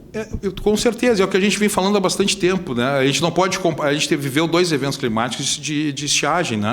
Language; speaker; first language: Portuguese; native; Portuguese